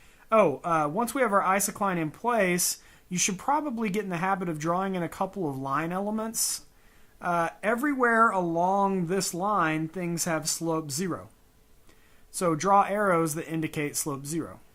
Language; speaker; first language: English; native; English